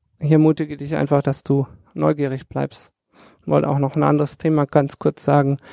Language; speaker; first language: German; native; German